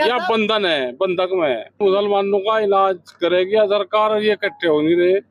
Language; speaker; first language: Hindi; native; Hindi